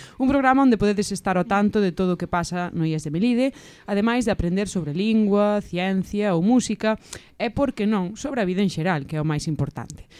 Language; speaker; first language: Galician; native; Galician